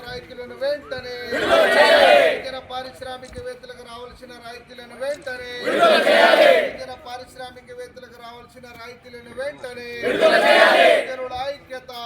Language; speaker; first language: Telugu; non-native, local second language; Lambadi